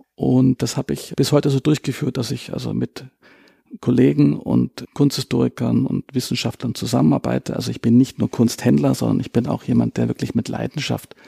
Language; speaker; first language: German; native; German